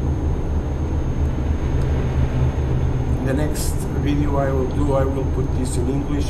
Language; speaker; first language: English; non-native, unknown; Portuguese